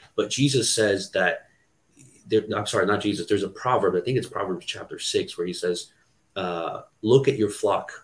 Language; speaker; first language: English; non-native, fluent; Portuguese